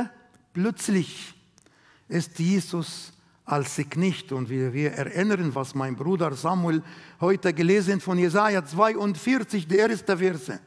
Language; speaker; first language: German; non-native, learner; Arabic